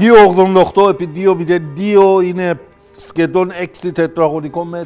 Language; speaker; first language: Greek; non-native, learner; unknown